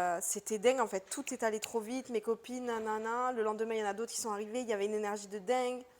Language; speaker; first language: French; early bilingual, other home language; Portuguese